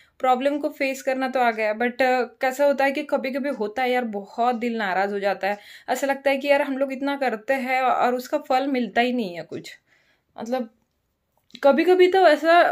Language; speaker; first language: Hindi; non-native, local second language; Marathi